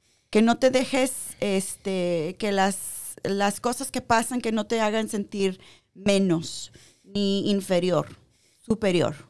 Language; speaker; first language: Spanish; early bilingual, heritage; Spanish